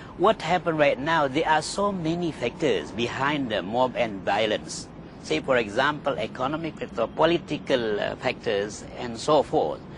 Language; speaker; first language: English; non-native, fluent; Indonesian